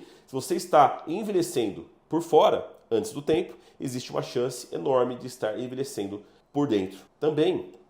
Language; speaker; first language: Portuguese; native; Portuguese